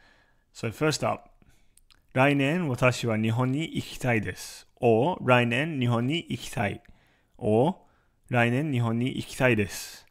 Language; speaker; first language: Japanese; non-native, fluent; English